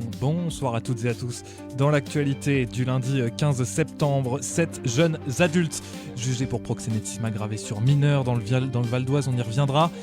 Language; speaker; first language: French; native; French